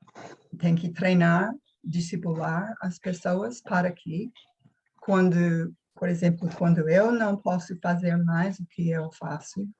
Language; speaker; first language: Portuguese; non-native, fluent; English